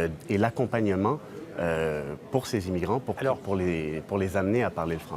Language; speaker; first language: French; native; French